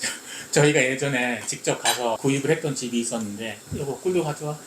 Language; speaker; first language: Korean; native; Korean